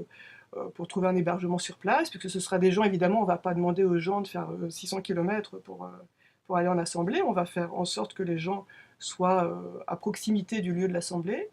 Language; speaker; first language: French; native; French